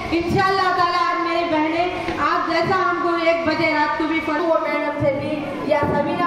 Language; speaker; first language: Urdu; native; Urdu